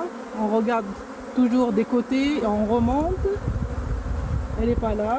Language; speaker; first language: French; non-native, local second language; Arabic